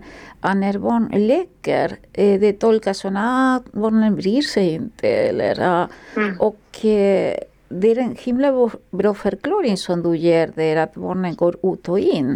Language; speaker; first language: Swedish; non-native, fluent; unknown